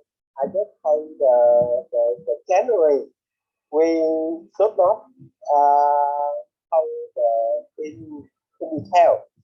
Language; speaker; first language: English; non-native, learner; Vietnamese